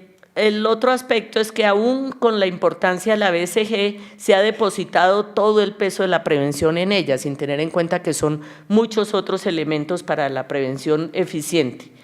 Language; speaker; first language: Spanish; native; Spanish